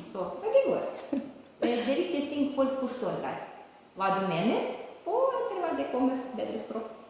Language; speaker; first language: Norwegian; non-native, learner; Ukrainian